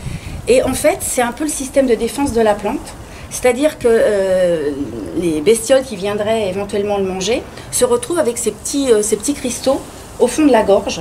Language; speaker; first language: French; native; French